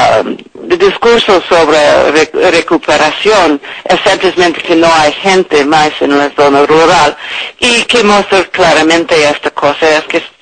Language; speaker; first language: Spanish; non-native, learner; English